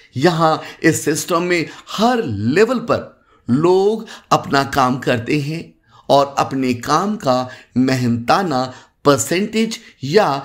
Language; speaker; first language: Hindi; native; Hindi